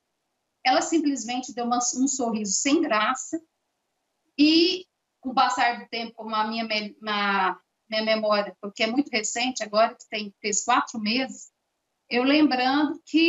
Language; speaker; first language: Portuguese; native; Portuguese